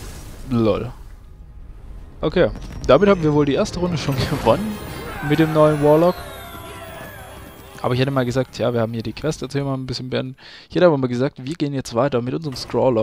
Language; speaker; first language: German; native; German